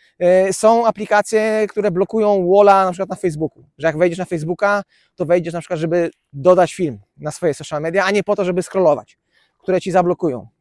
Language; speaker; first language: Polish; native; Polish